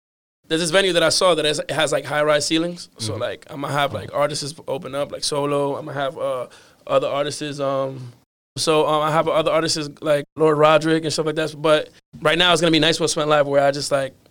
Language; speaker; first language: English; native; English